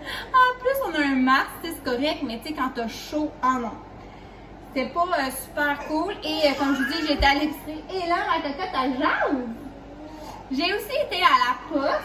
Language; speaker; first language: French; native; French